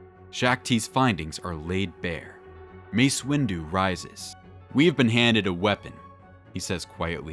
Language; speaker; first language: English; native; English